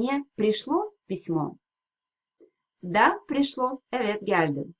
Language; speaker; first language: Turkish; non-native, fluent; Russian